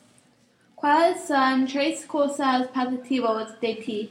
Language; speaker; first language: Spanish; non-native, learner; English